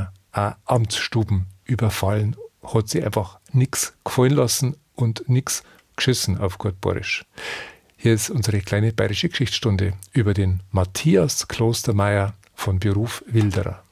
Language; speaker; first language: German; native; German